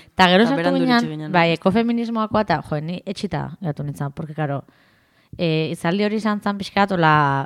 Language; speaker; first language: Basque; native; Basque